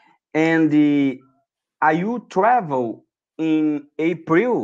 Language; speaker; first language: English; non-native, learner; Portuguese